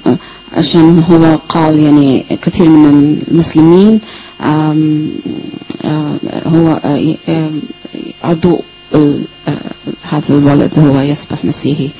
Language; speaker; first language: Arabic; non-native, learner; English